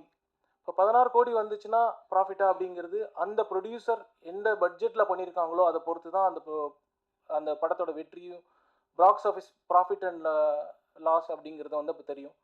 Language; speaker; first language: Tamil; native; Tamil